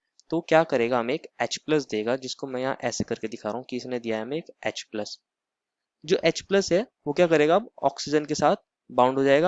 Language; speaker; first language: Hindi; native; Hindi